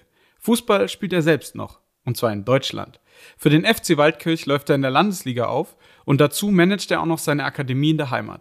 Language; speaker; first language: German; native; German